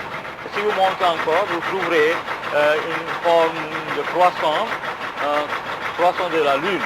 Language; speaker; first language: French; non-native, fluent; Bangla